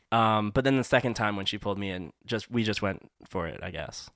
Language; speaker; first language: English; native; English